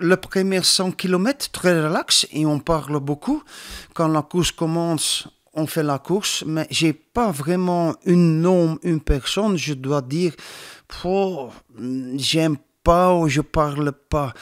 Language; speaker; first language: French; non-native, learner; Dutch